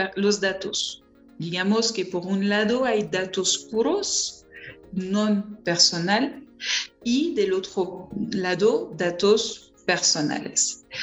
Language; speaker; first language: Spanish; non-native, fluent; French